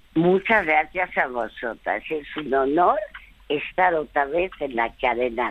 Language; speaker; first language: Spanish; early bilingual, other home language; French